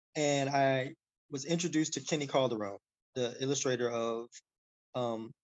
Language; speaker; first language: English; native; English